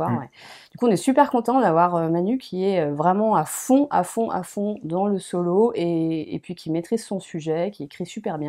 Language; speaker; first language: French; native; French